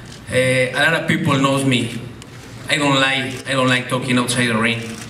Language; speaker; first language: English; non-native, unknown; Spanish